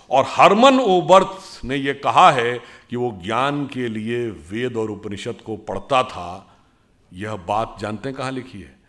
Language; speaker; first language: Hindi; native; Hindi